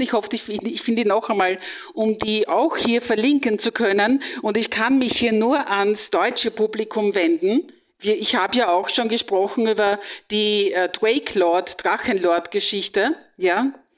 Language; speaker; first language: German; native; German